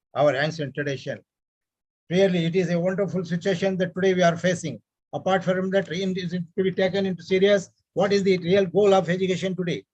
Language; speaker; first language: English; non-native, local second language; Urdu